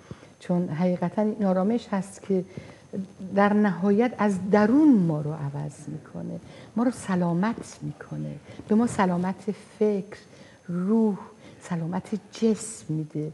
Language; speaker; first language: Persian; non-native, fluent; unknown